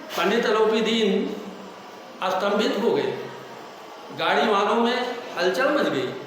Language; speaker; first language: Hindi; native; Hindi